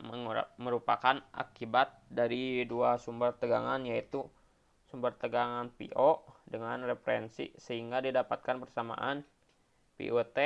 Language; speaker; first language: Indonesian; native; Indonesian